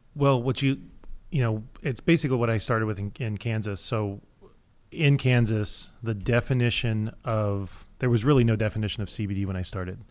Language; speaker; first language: English; native; English